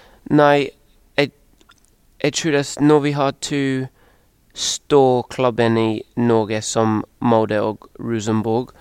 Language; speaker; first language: Norwegian; non-native, learner; English